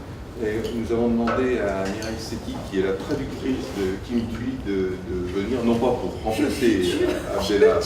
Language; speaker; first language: French; native; French